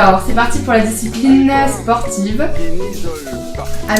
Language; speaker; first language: French; native; French